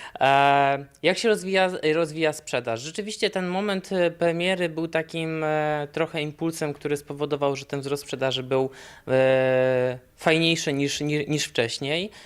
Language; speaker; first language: Polish; native; Polish